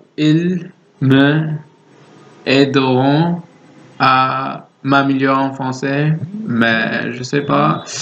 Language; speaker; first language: French; non-native, learner; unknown